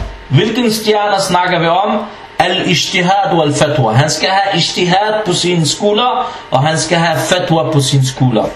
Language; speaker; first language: Danish; non-native, fluent; Arabic